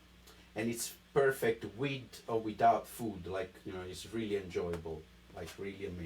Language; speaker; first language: English; non-native, fluent; Italian